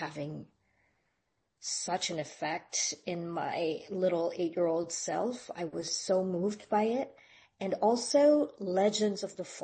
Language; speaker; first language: English; non-native, local second language; Filipino